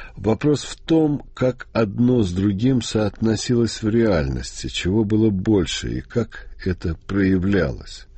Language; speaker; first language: Russian; native; Russian